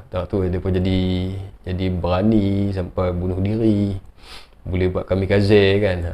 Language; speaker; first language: Malay; native; Malay